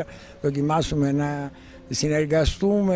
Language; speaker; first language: Greek; non-native, learner; Italian